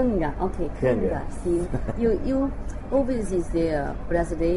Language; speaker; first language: Portuguese; non-native, learner; Chinese